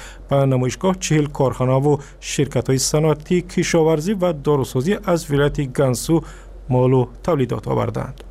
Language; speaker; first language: Persian; native; Persian